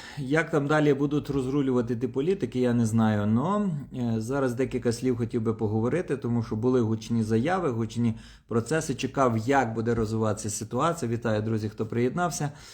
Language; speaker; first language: Ukrainian; non-native, local second language; Russian